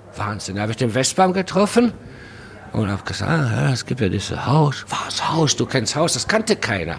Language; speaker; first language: German; early bilingual, other home language; Spanish